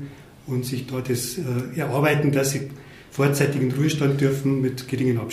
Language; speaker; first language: German; native; German